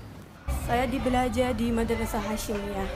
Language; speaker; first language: Indonesian; early bilingual, other home language; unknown